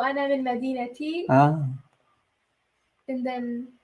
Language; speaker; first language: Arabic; non-native, learner; English